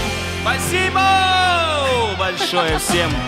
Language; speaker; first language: Russian; native; Russian